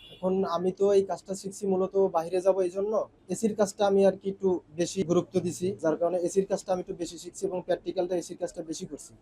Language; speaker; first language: Bangla; native; Bangla